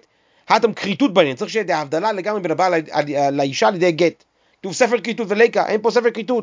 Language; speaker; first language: Hebrew; native; Hebrew